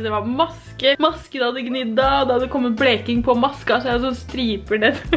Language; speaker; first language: Norwegian; native; Norwegian